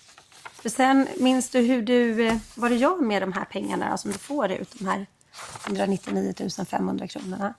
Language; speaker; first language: Swedish; native; Swedish